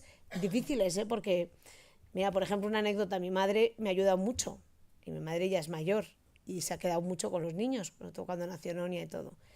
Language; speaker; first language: Spanish; native; Spanish